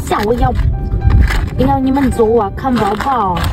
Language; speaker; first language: Chinese; non-native, learner; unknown